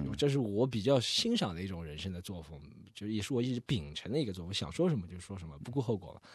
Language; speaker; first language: Chinese; native; Chinese